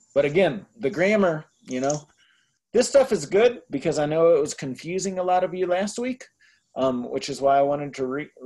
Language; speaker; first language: English; native; English